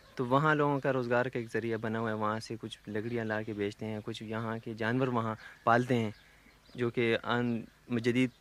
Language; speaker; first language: Urdu; non-native, local second language; Pashto